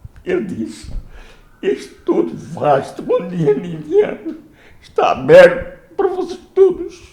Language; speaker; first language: Portuguese; non-native, local second language; Konkani